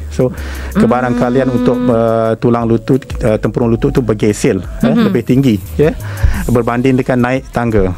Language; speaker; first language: Malay; native; Malay